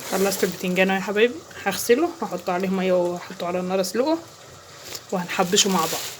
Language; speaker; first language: Arabic; native; Arabic